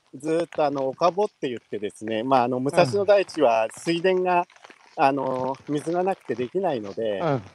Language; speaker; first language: Japanese; native; Japanese